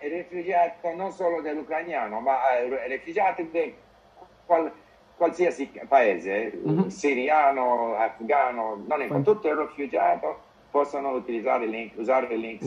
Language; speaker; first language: Italian; non-native, learner; English